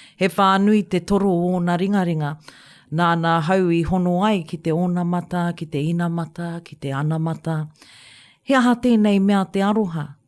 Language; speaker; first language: Māori; native; Māori